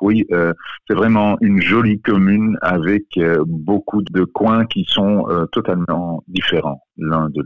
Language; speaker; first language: French; non-native, local second language; Dutch